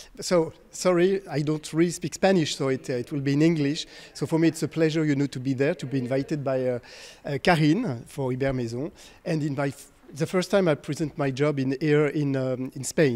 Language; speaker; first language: English; non-native, fluent; French